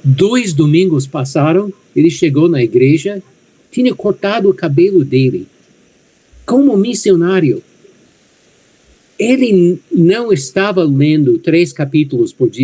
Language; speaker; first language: Portuguese; non-native, fluent; English